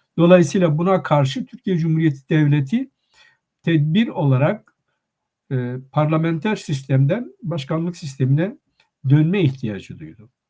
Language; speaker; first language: Turkish; non-native, local second language; Kurdish